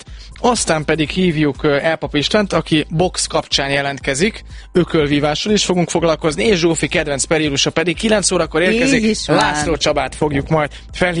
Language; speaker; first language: Hungarian; native; Hungarian